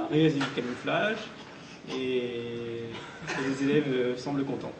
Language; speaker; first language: French; native; French